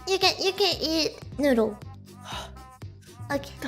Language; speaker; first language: English; non-native, learner; Japanese